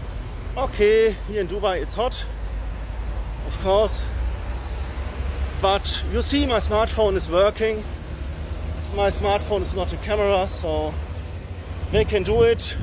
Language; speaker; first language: English; non-native, fluent; German